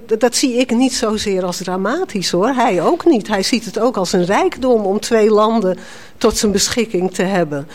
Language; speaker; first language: Dutch; native; Dutch